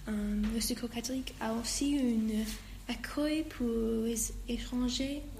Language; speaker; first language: French; non-native, learner; English